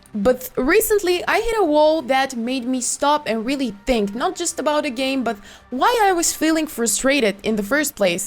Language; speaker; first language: English; non-native, fluent; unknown